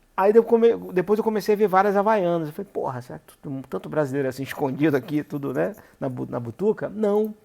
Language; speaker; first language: Portuguese; native; Portuguese